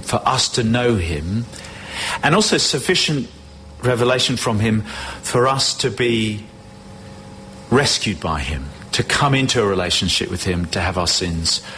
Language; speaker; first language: English; native; English